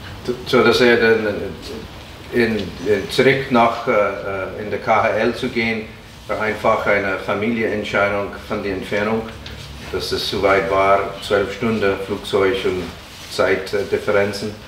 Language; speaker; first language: German; non-native, fluent; English